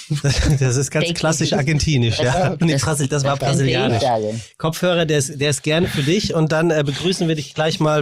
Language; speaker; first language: German; native; German